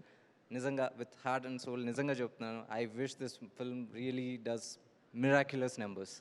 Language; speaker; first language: Telugu; native; Telugu